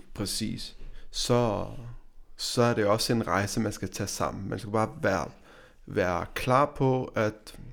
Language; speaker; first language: Danish; early bilingual, other home language; Arabic